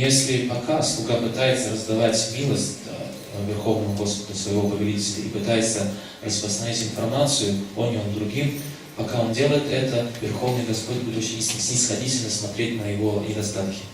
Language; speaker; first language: Russian; native; Russian